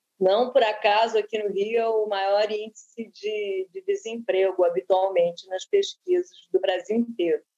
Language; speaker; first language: Portuguese; native; Portuguese